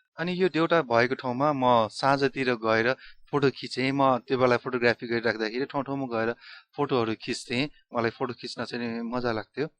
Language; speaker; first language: Nepali; non-native, local second language; Newari